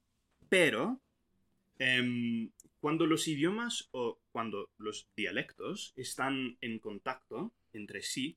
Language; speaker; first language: Spanish; non-native, fluent; English